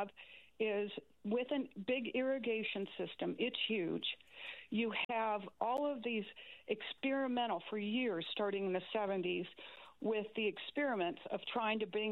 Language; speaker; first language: English; native; English